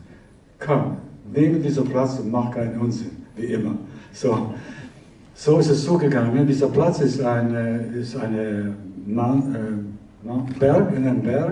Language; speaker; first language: German; early bilingual, heritage; Italian